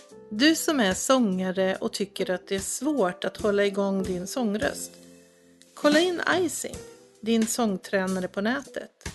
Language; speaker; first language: Swedish; native; Swedish